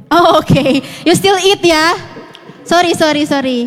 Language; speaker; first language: English; non-native, fluent; Indonesian